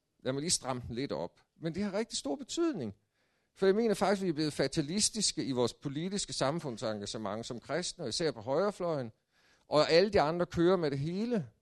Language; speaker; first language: Danish; native; Danish